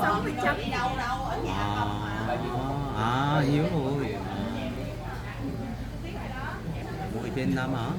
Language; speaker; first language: Vietnamese; non-native, learner; Korean